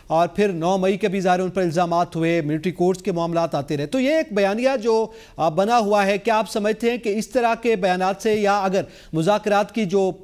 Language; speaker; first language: Urdu; native; Urdu